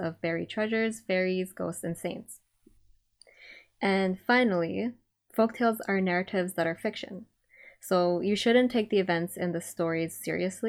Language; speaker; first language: English; non-native, local second language; Iloko